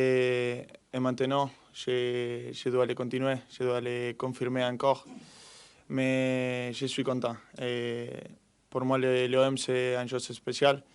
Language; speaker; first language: French; non-native, fluent; Spanish